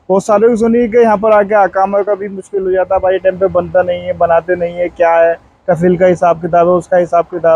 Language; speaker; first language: Hindi; native; Hindi